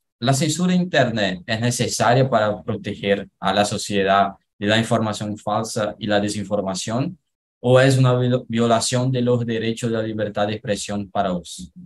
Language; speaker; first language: Spanish; non-native, learner; Portuguese